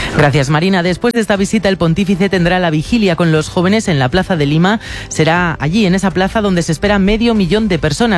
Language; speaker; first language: Spanish; native; Spanish